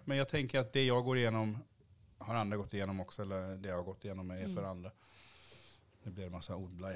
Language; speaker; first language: Swedish; early bilingual, other home language; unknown